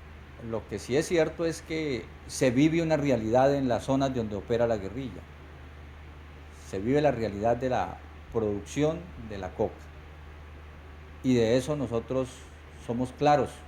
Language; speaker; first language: Spanish; native; Spanish